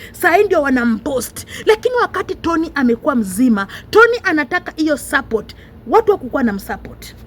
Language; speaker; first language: Swahili; non-native, local second language; Luyia